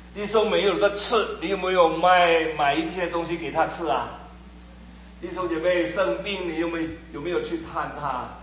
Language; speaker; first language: Chinese; early bilingual, heritage; Cantonese